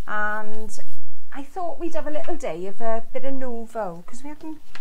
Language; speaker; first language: English; native; English